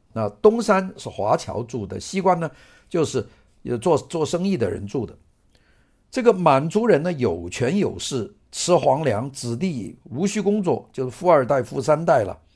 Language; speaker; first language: Chinese; non-native, local second language; Cantonese